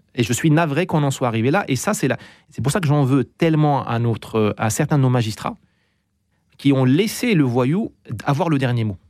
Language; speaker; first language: French; non-native, local second language; Arabic